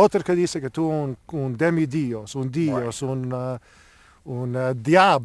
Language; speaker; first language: Spanish; non-native, learner; English